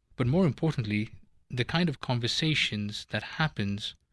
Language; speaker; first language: English; native; English